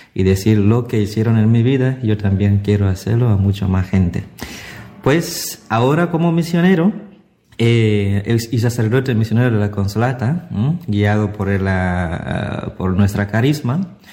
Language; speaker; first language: Spanish; non-native, fluent; Italian